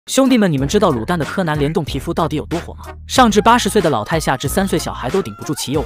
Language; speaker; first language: Chinese; native; Chinese